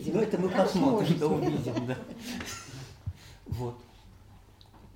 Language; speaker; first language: Russian; early bilingual, heritage; Russian